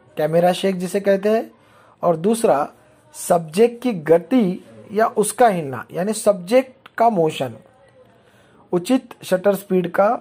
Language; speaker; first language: Hindi; non-native, local second language; Marathi